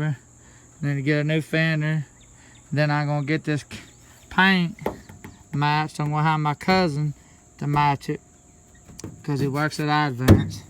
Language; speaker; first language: English; native; English